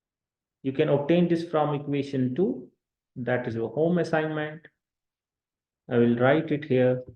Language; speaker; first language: English; non-native, local second language; Kashmiri